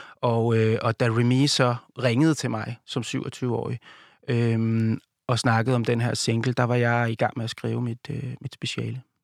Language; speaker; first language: Danish; native; Danish